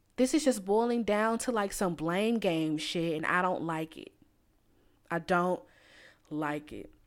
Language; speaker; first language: English; native; English